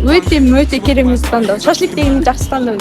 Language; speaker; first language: Kazakh; native; Kazakh